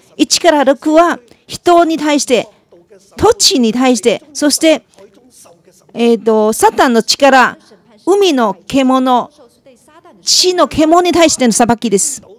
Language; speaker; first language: Japanese; non-native, fluent; Chinese